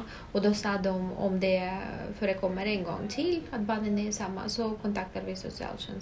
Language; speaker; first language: Swedish; non-native, fluent; Russian